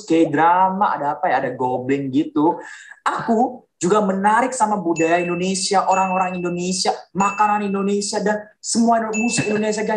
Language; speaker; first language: Indonesian; non-native, fluent; Korean